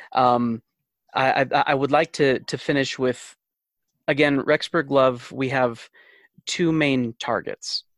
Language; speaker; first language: English; native; English